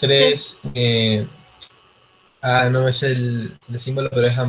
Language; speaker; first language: Spanish; native; Spanish